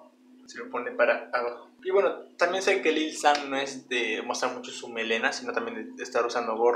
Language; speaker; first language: Spanish; native; Spanish